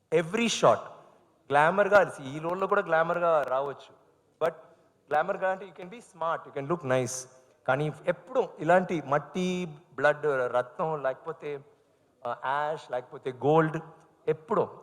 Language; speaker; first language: Telugu; non-native, learner; Tamil